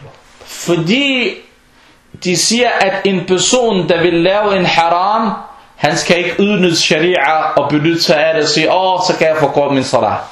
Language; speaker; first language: Danish; non-native, fluent; Arabic